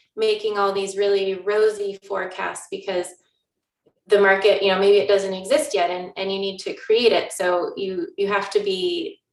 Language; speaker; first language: English; native; English